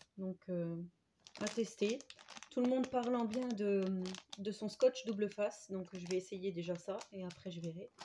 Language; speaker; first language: French; native; French